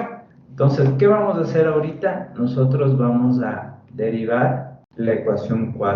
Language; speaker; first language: Spanish; native; Spanish